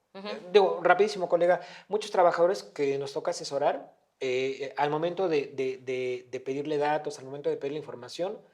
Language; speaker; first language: Spanish; native; Spanish